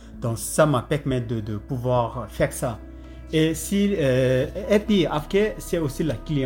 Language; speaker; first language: French; non-native, learner; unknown